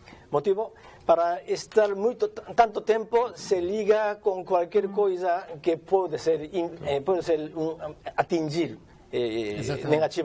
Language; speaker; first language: Portuguese; non-native, learner; Japanese